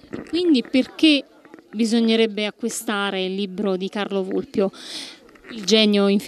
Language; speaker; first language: Italian; native; Italian